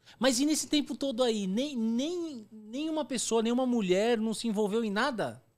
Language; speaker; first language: Portuguese; native; Portuguese